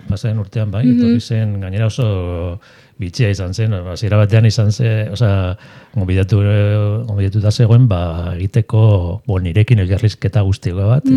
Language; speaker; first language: Basque; non-native, local second language; Spanish